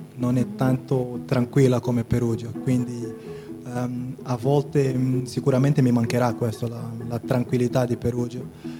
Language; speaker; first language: Italian; non-native, fluent; Portuguese